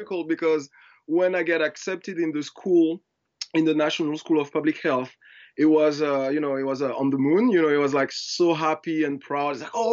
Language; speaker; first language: English; non-native, fluent; French